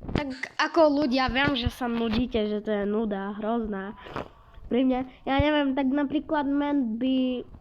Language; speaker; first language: Slovak; non-native, local second language; Czech